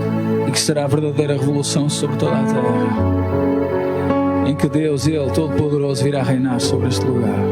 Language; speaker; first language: Portuguese; native; Portuguese